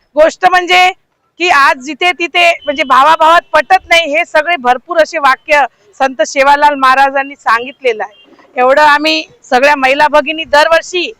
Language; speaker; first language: Marathi; non-native, local second language; Lambadi